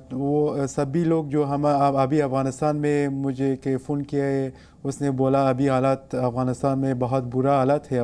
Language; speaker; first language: Hindi; non-native, learner; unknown